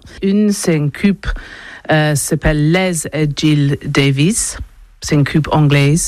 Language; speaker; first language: French; non-native, learner; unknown